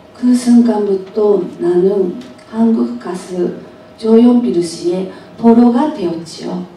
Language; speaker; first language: Korean; non-native, fluent; Japanese